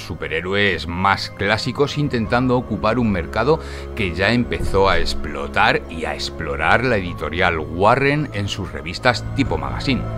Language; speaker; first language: Spanish; native; Spanish